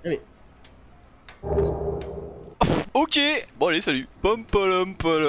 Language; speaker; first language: French; native; French